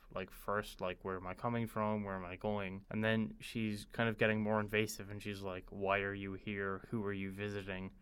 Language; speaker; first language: English; native; English